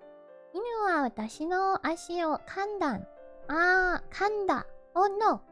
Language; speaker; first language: Japanese; non-native, learner; English